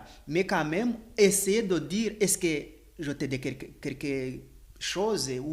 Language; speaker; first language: French; non-native, learner; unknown